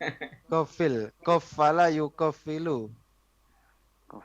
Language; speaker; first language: Arabic; non-native, fluent; Indonesian